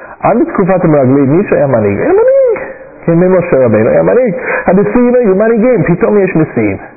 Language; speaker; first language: Hebrew; non-native, fluent; English